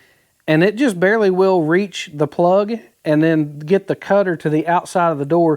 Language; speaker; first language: English; native; English